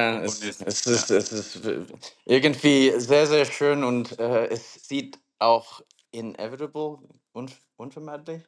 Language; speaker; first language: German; non-native, learner; English